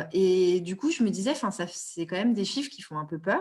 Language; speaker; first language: French; native; French